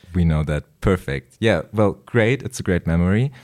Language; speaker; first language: English; non-native, fluent; German